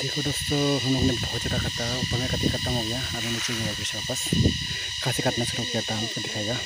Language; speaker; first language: Hindi; non-native, local second language; Nepali